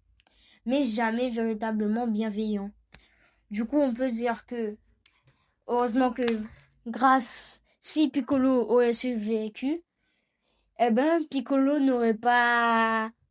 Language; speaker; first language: French; native; French